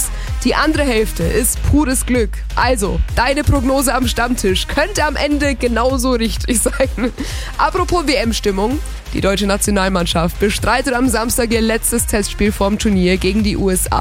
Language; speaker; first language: German; native; German